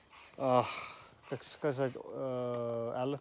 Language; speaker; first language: Russian; non-native, learner; Finnish